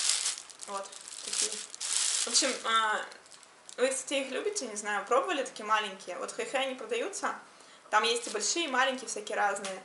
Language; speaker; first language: Russian; native; Russian